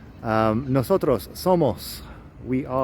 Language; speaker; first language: Spanish; non-native, fluent; English